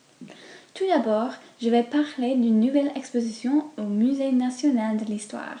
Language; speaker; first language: French; non-native, fluent; English